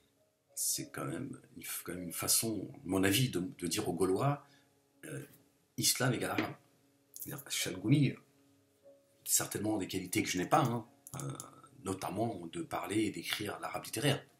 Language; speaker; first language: French; native; French